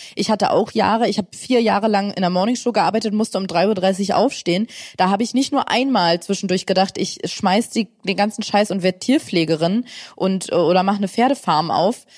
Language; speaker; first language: German; native; German